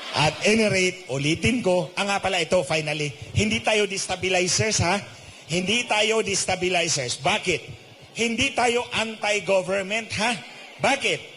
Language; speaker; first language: Filipino; non-native, local second language; Cebuano